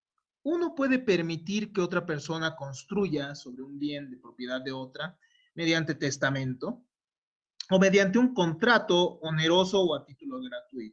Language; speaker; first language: Spanish; native; Spanish